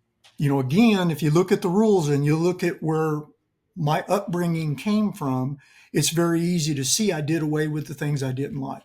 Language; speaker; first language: English; native; English